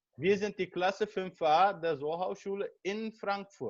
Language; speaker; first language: German; non-native, fluent; Turkish